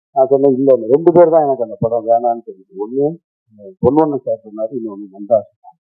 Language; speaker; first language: Tamil; native; Tamil